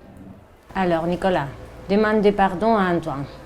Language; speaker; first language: French; non-native, learner; Spanish